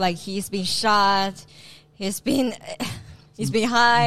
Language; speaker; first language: English; non-native, fluent; Chinese